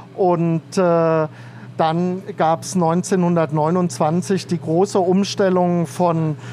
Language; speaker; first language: German; native; German